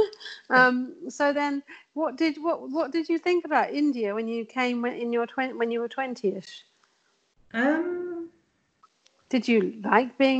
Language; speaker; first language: English; native; English